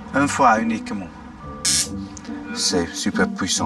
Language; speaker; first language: French; non-native, fluent; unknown